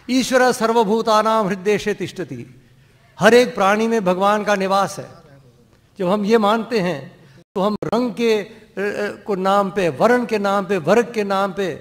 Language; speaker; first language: Hindi; non-native, local second language; Dogri